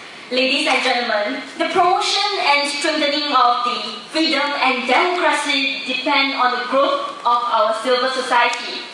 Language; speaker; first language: English; non-native, local second language; Chinese